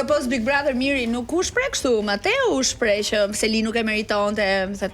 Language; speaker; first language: Albanian; native; Albanian